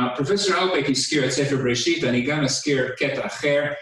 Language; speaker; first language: Hebrew; non-native, fluent; English